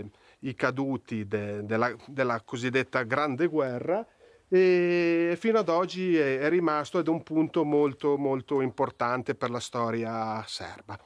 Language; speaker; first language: Italian; non-native, fluent; Serbian